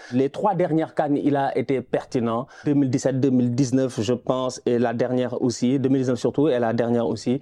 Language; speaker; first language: French; non-native, local second language; Wolof